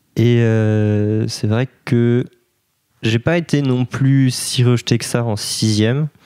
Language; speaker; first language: French; native; French